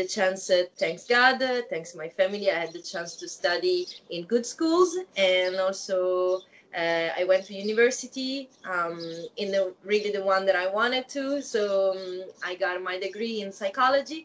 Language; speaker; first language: English; non-native, fluent; Italian